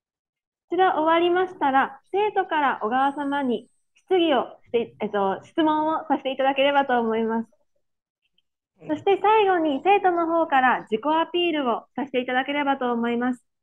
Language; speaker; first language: Japanese; native; Japanese